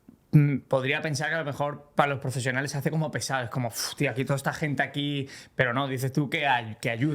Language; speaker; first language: Spanish; native; Spanish